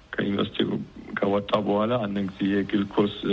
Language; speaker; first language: Amharic; non-native, fluent; German